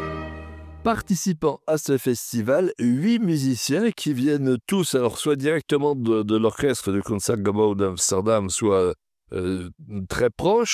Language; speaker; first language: French; native; French